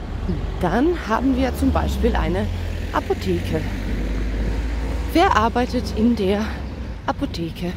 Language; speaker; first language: German; non-native, fluent; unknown